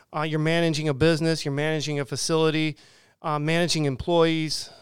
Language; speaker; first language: English; native; English